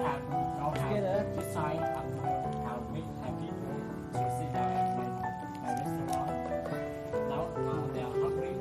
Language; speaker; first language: English; non-native, learner; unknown